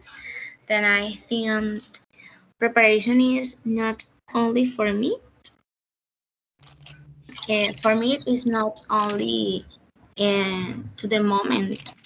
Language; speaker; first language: English; non-native, learner; Spanish